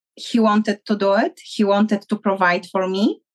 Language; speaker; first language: English; non-native, fluent; Polish